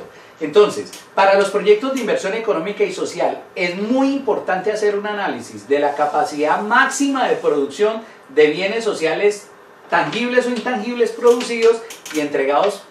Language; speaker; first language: Spanish; native; Spanish